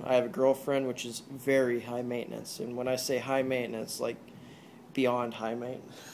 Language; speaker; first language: English; native; English